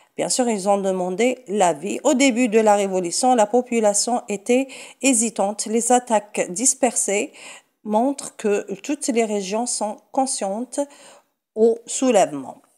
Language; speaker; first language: French; non-native, local second language; Arabic